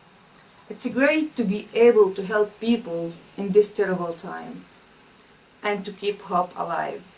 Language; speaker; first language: English; non-native, fluent; Arabic